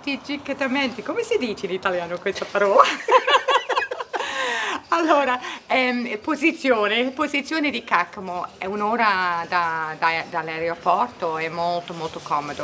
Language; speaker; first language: Italian; non-native, fluent; English